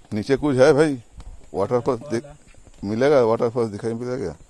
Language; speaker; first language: Hindi; non-native, local second language; Bangla